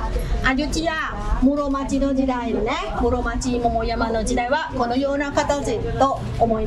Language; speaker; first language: Japanese; non-native, fluent; Thai